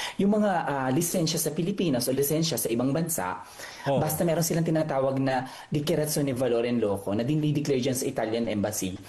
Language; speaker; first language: Filipino; native; Filipino